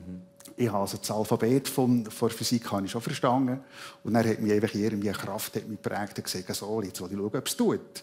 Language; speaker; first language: German; native; German